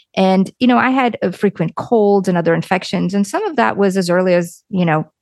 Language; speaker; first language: English; early bilingual, other home language; Lithuanian